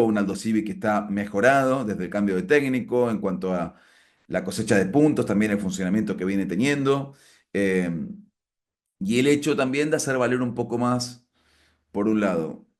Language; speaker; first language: Spanish; native; Spanish